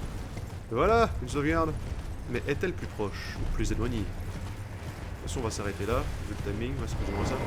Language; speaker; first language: French; native; French